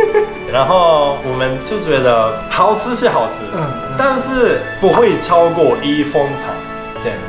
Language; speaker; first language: Chinese; non-native, fluent; Japanese